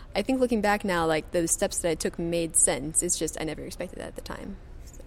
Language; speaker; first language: English; native; English